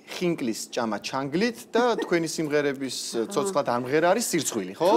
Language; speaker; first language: Georgian; native; Georgian